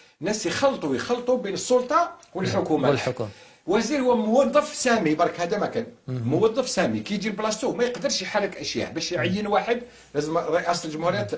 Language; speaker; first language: Arabic; native; Arabic